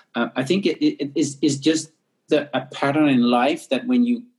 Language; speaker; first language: English; non-native, fluent; Dutch